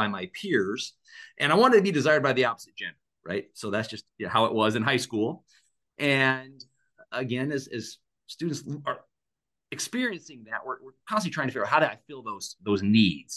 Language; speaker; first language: English; native; English